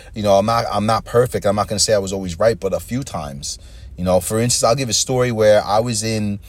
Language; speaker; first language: English; native; English